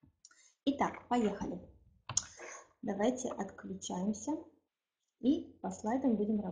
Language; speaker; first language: Russian; native; Russian